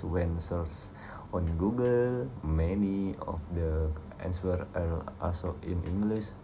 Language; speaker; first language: English; non-native, learner; Indonesian